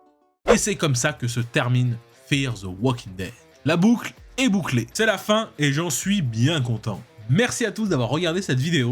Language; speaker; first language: French; native; French